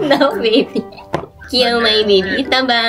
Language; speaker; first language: Korean; non-native, learner; Filipino